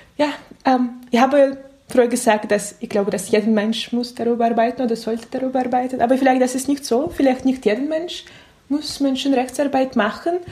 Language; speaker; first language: German; non-native, learner; Russian